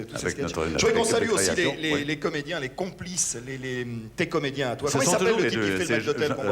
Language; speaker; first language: French; native; French